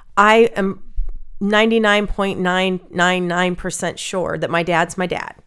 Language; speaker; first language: English; early bilingual, other home language; Norwegian